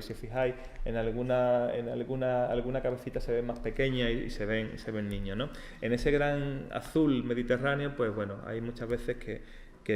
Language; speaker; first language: Spanish; native; Spanish